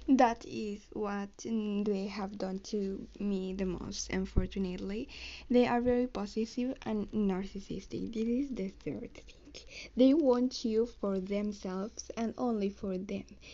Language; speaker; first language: English; non-native, learner; Spanish